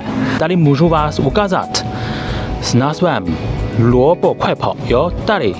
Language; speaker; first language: Czech; non-native, learner; Chinese